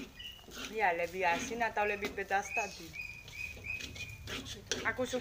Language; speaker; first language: Indonesian; non-native, learner; Spanish